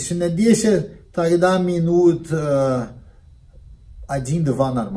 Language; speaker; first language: Russian; non-native, learner; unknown